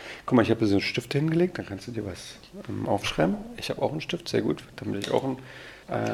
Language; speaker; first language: German; native; German